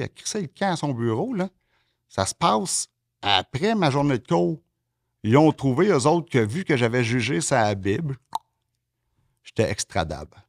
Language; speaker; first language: French; native; French